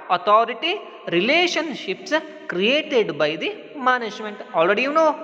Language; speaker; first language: English; non-native, local second language; Kannada